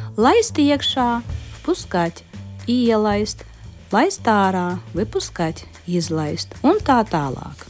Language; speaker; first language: Latvian; native; Latvian